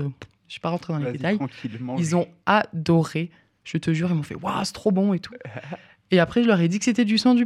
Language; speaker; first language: French; native; French